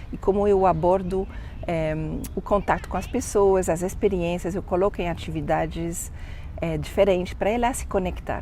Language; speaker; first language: Portuguese; non-native, fluent; French